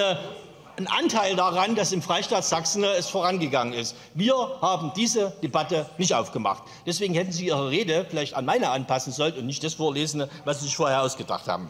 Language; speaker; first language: German; native; German